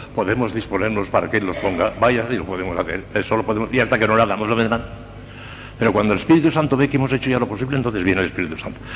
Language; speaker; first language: Spanish; native; Spanish